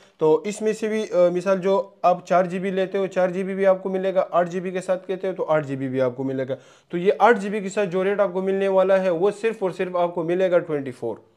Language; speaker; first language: Urdu; non-native, local second language; Punjabi